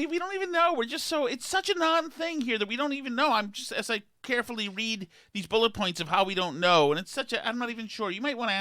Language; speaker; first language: English; native; English